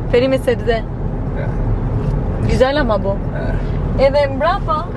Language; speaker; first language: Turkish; non-native, fluent; Albanian